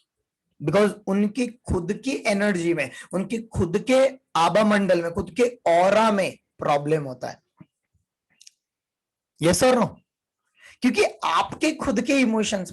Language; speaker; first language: Hindi; native; Hindi